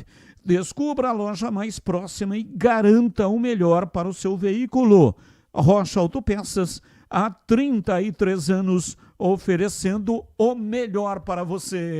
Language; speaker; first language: Portuguese; native; Portuguese